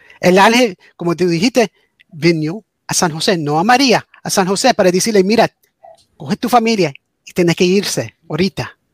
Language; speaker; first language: Spanish; early bilingual, heritage; English